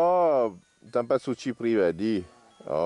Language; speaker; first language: Indonesian; non-native, learner; French